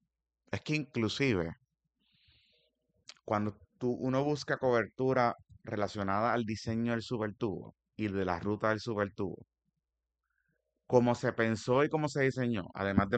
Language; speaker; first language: Spanish; native; Spanish